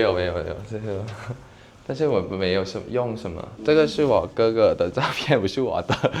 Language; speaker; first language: Chinese; non-native, fluent; Thai